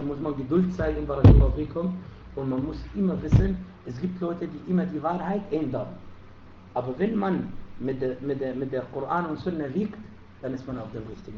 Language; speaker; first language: German; non-native, fluent; Arabic